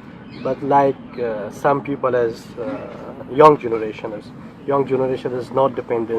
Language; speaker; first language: English; non-native, learner; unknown